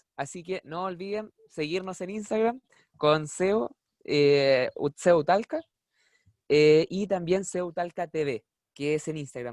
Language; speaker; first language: Spanish; native; Spanish